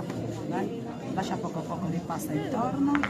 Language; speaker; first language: Italian; native; Italian